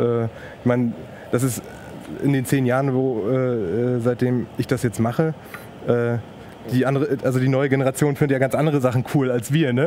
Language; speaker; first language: German; native; German